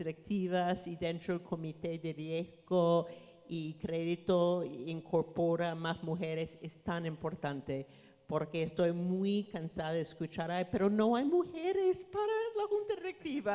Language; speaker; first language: Spanish; non-native, fluent; English